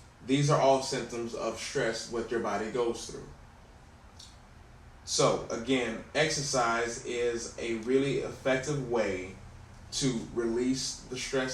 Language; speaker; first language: English; native; English